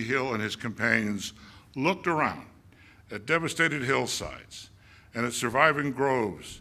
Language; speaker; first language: English; native; English